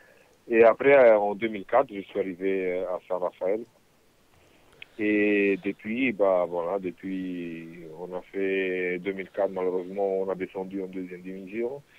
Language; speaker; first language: French; non-native, fluent; Romanian